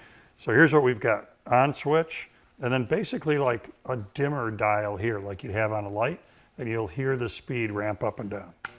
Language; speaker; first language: English; native; English